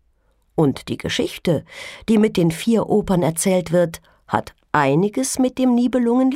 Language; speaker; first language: German; native; German